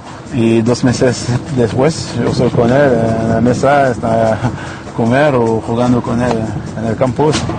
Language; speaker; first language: Spanish; non-native, learner; French